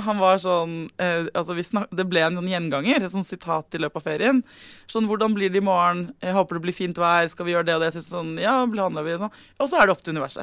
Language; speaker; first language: Norwegian; native; Norwegian